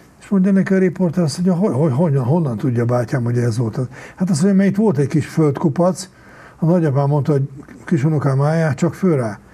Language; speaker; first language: Hungarian; native; Hungarian